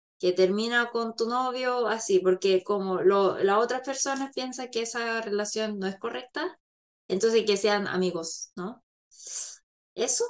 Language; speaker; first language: Spanish; non-native, fluent; Korean